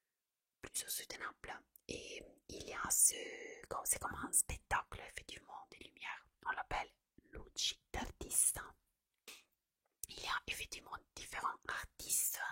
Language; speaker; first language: French; non-native, fluent; Italian